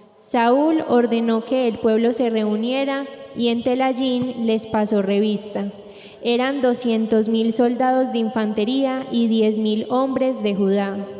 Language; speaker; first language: Spanish; native; Spanish